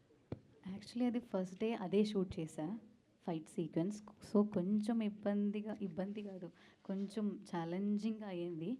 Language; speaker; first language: Telugu; non-native, learner; Malayalam